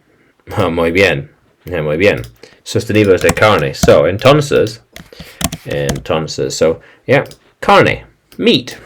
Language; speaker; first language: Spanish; non-native, learner; English